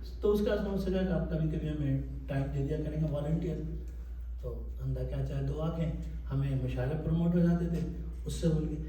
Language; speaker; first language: Urdu; native; Urdu